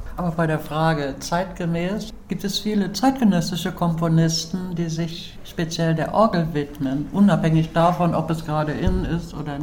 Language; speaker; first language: German; native; German